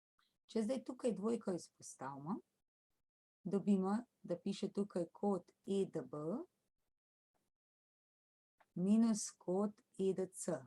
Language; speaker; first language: Slovenian; native; Slovenian